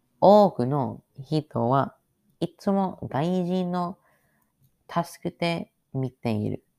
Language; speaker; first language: Japanese; non-native, learner; English